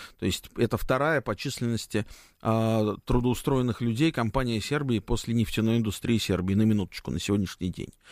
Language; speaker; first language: Russian; native; Russian